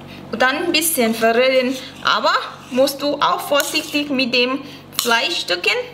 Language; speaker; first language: German; non-native, learner; Thai